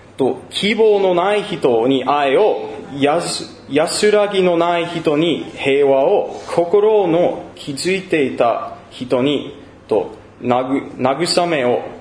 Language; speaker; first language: Japanese; non-native, learner; English